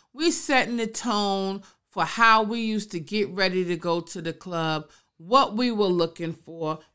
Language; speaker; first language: English; native; English